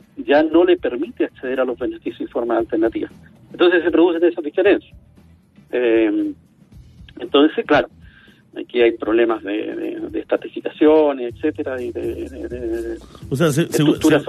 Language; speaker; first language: Spanish; native; Spanish